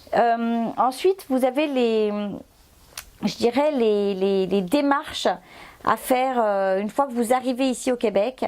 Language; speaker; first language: French; native; French